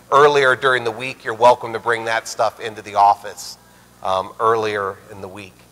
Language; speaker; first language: English; native; English